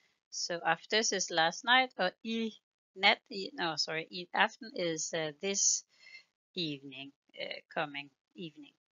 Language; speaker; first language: English; non-native, fluent; Danish